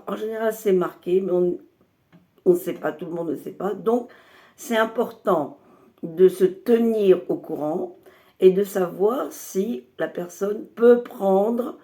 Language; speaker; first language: French; native; French